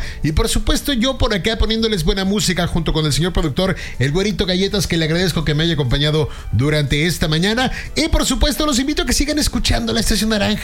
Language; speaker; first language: Spanish; native; Spanish